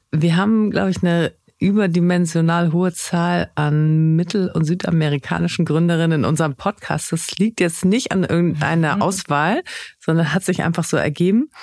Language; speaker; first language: German; native; German